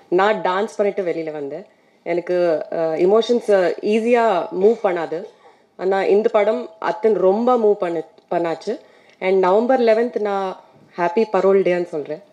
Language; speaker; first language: Tamil; non-native, fluent; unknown